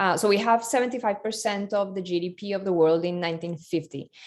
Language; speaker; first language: English; non-native, fluent; Spanish